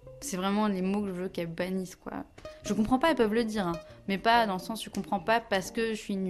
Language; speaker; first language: French; native; French